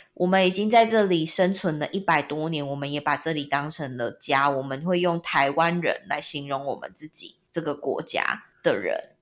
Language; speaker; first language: Chinese; non-native, local second language; Min Nan Chinese